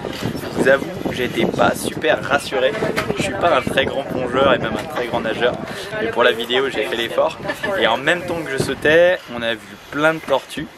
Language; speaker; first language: French; native; French